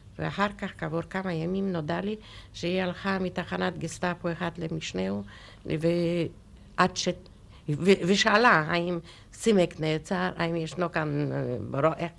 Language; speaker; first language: Hebrew; non-native, fluent; Polish